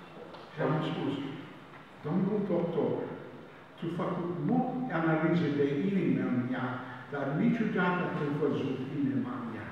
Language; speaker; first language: Romanian; non-native, learner; English